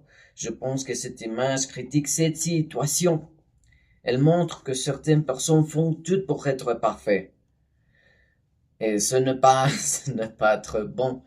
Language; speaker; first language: French; non-native, learner; Spanish